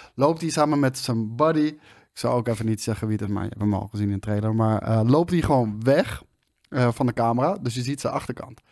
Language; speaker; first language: Dutch; native; Dutch